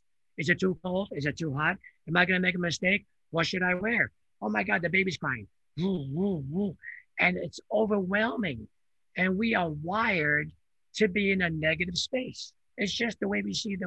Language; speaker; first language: English; early bilingual, other home language; Italian